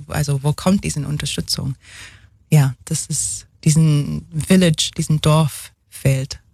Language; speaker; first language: German; non-native, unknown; English